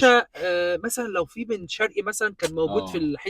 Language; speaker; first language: Arabic; native; Arabic